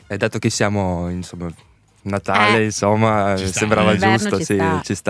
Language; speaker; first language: Italian; early bilingual, other home language; Russian